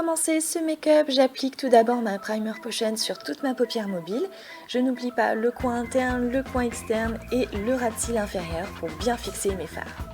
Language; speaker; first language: French; native; French